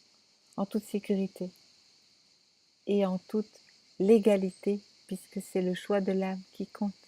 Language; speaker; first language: French; native; French